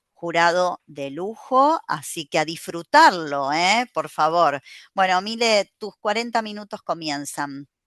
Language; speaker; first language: Spanish; native; Spanish